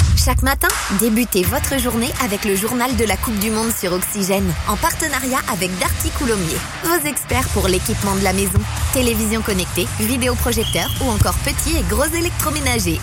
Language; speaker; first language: French; native; French